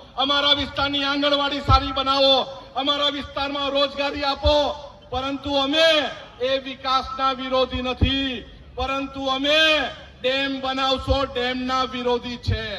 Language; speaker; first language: Gujarati; non-native, local second language; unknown